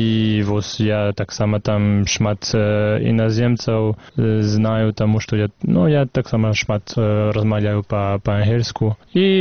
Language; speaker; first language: Belarusian; non-native, fluent; French